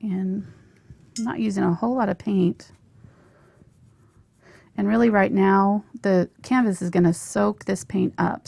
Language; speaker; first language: English; native; English